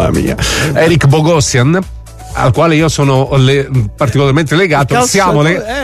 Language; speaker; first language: Italian; native; Italian